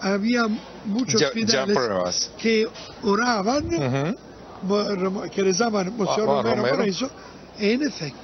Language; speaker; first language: Spanish; non-native, fluent; Italian